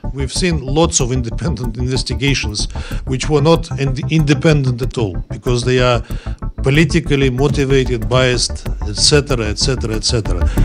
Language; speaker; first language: English; non-native, fluent; Russian